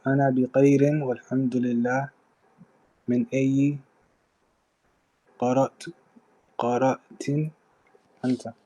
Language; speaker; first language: Arabic; non-native, learner; English